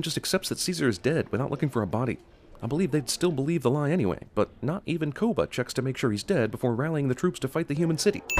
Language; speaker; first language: English; native; English